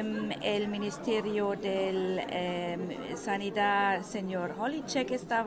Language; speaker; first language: Spanish; non-native, fluent; German